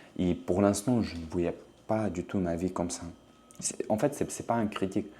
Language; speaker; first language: French; non-native, fluent; Ukrainian